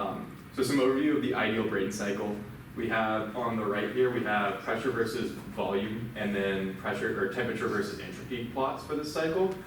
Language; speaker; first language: English; native; English